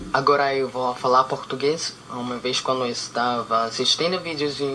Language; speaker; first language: Portuguese; non-native, learner; Filipino